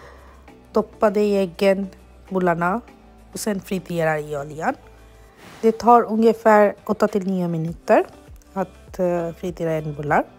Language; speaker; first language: Swedish; non-native, learner; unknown